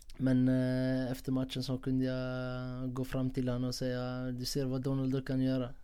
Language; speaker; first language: Swedish; non-native, fluent; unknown